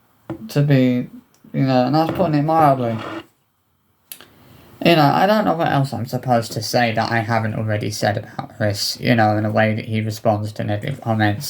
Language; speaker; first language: English; native; English